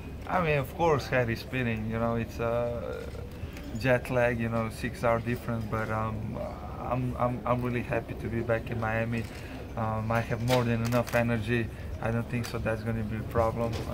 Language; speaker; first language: English; non-native, fluent; Slovenian